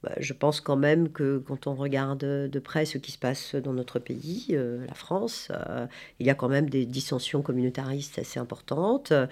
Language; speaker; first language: French; non-native, local second language; Arabic